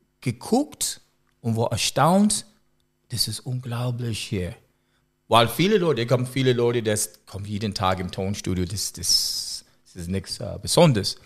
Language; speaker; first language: German; non-native, learner; English